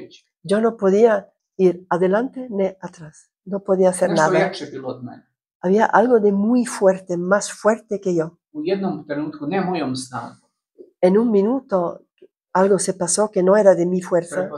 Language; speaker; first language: Spanish; non-native, fluent; Croatian